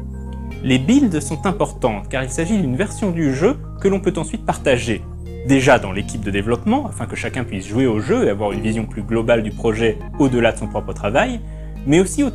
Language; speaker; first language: French; native; French